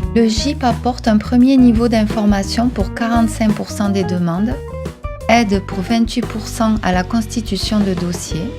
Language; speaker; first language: French; native; French